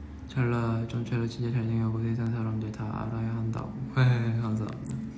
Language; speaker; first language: Korean; non-native, fluent; Chinese